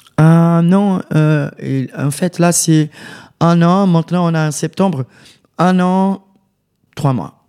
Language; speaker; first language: French; non-native, learner; Portuguese